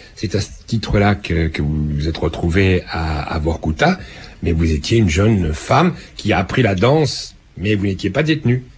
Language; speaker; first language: French; native; French